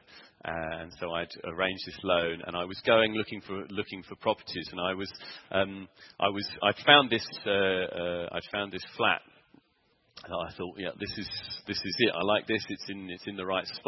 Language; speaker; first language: English; native; English